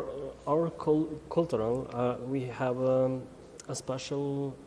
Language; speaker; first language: English; non-native, learner; Albanian